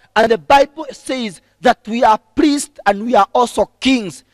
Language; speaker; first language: English; non-native, local second language; Swahili